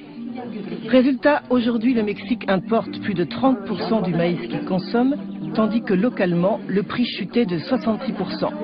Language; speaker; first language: French; native; French